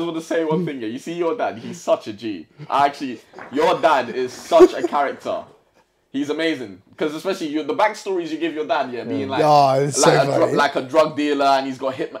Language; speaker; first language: English; native; English